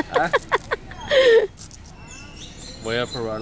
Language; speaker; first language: Spanish; non-native, learner; English